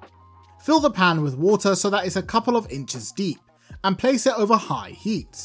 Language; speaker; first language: English; native; English